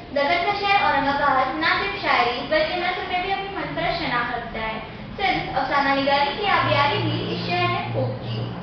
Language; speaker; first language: Urdu; native; Urdu